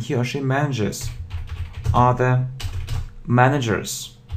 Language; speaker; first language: English; non-native, fluent; Russian